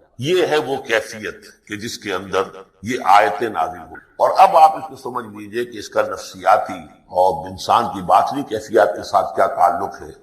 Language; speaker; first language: Urdu; native; Urdu